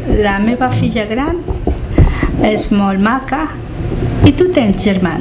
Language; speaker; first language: Catalan; non-native, learner; Spanish